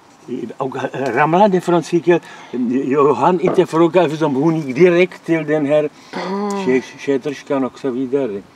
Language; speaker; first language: Swedish; non-native, learner; Czech